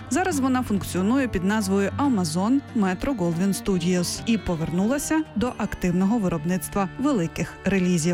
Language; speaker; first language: Ukrainian; native; Ukrainian